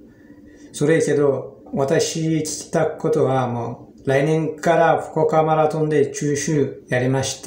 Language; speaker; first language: Japanese; non-native, learner; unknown